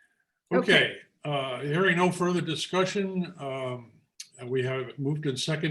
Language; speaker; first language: English; native; English